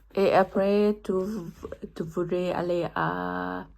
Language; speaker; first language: French; non-native, learner; Thai